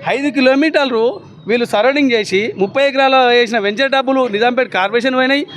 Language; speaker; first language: Telugu; native; Telugu